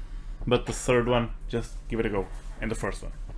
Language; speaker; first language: English; non-native, fluent; Portuguese